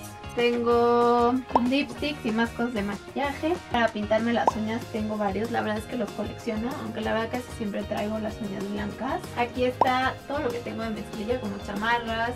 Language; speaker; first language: Spanish; native; Spanish